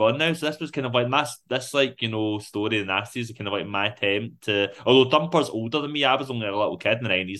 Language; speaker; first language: English; native; English